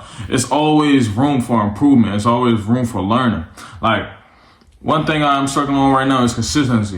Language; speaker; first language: English; native; English